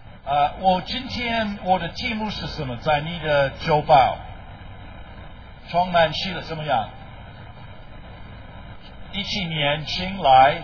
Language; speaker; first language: Chinese; non-native, fluent; English